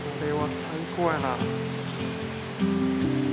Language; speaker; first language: Japanese; native; Japanese